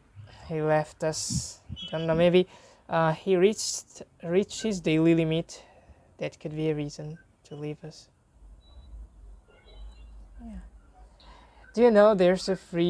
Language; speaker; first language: English; non-native, fluent; Bangla